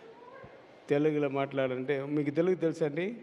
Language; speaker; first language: Telugu; non-native, learner; Tamil